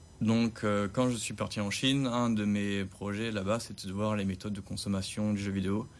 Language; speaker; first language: French; native; French